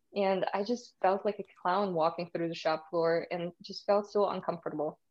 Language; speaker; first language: English; early bilingual, other home language; Russian